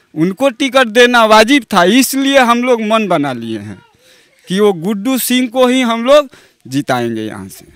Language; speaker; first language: Hindi; native; Hindi